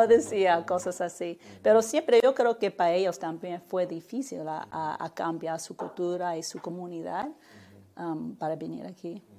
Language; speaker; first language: Spanish; early bilingual, heritage; Spanish